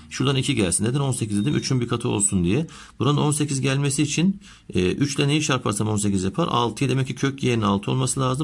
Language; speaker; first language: Turkish; native; Turkish